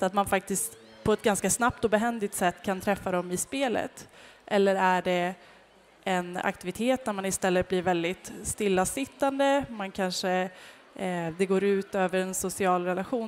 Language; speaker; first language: Swedish; native; Swedish